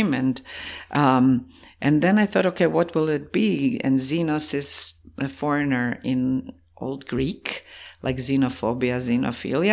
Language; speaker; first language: English; non-native, fluent; Croatian